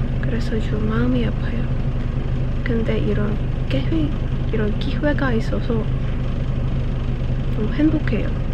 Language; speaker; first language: Korean; non-native, fluent; Ukrainian